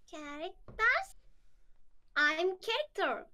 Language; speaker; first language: English; non-native, learner; Korean